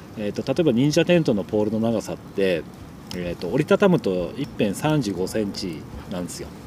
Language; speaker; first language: Japanese; native; Japanese